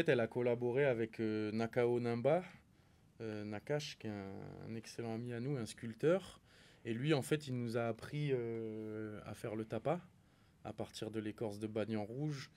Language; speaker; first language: French; native; French